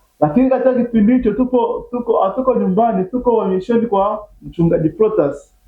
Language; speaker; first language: Swahili; native; Swahili